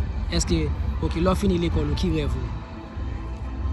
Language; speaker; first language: French; non-native, local second language; Haitian Creole